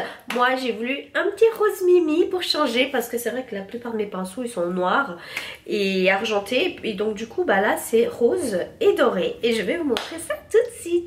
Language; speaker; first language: French; native; French